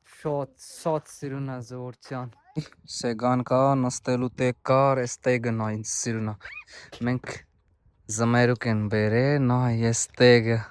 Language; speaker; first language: Armenian; non-native, learner; Hindi